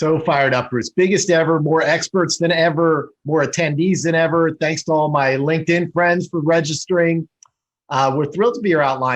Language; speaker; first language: English; native; English